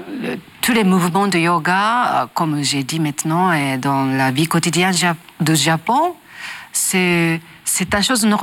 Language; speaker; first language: French; non-native, learner; Japanese